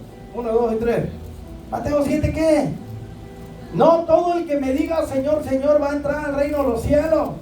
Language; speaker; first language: Spanish; native; Spanish